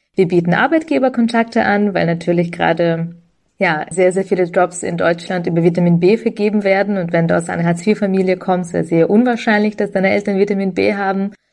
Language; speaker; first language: German; early bilingual, other home language; Russian